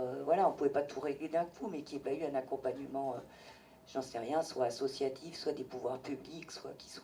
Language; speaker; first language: French; native; French